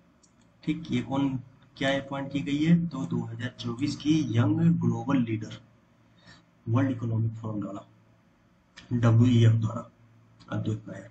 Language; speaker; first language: Hindi; native; Hindi